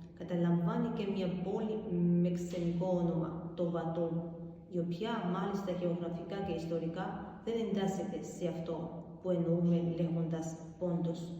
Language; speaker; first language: Greek; non-native, fluent; Georgian